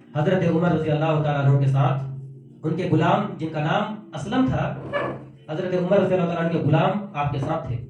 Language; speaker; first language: Urdu; native; Urdu